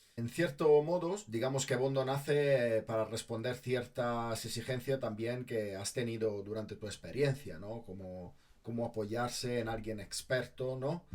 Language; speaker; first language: Spanish; native; Spanish